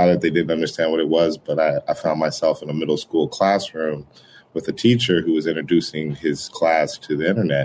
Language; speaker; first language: English; native; English